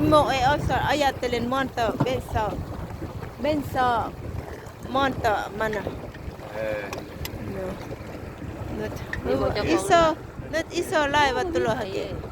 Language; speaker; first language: Finnish; non-native, learner; Thai